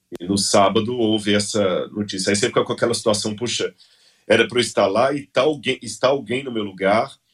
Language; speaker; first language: Portuguese; native; Portuguese